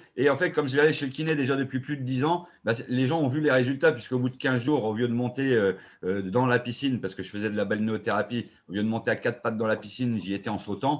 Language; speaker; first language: French; native; French